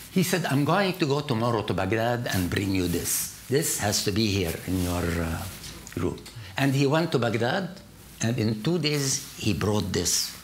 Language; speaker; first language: English; non-native, fluent; Arabic